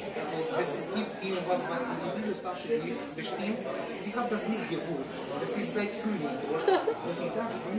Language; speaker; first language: German; non-native, learner; Hungarian